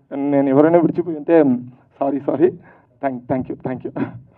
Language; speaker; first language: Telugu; early bilingual, heritage; Telugu